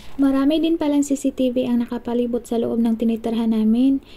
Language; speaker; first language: Filipino; non-native, local second language; Cebuano